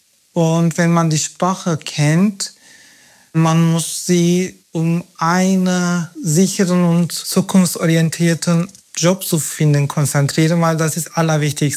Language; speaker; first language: German; non-native, fluent; Turkish